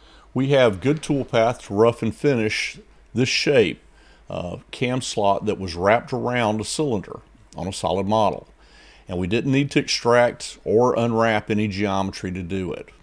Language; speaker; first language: English; native; English